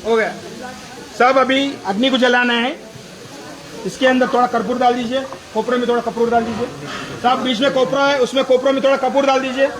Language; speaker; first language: Hindi; non-native, local second language; Telugu